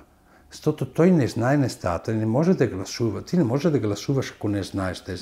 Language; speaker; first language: Bulgarian; non-native, fluent; Italian